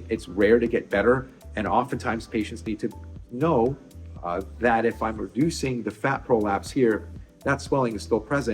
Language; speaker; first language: English; native; English